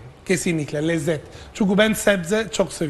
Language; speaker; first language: Turkish; non-native, fluent; Italian